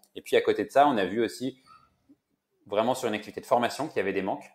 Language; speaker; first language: French; native; French